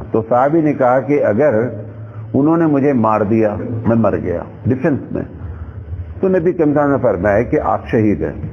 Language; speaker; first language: Urdu; native; Urdu